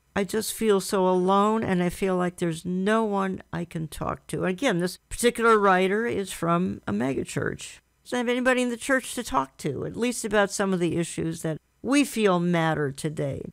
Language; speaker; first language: English; native; English